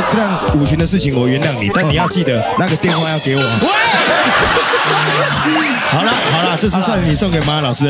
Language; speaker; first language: Chinese; native; Chinese